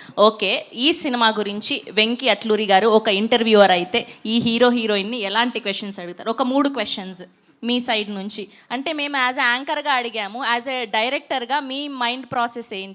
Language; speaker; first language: Telugu; native; Telugu